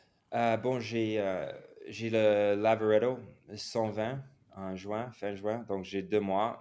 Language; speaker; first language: French; non-native, fluent; English